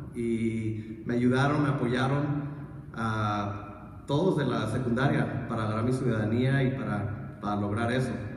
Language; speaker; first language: Spanish; early bilingual, heritage; Spanish